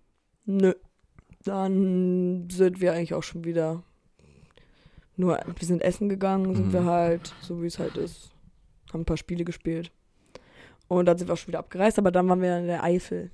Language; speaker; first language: German; native; German